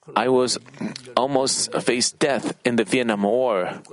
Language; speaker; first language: English; non-native, fluent; Korean